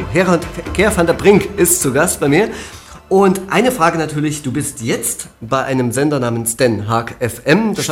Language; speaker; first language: German; native; German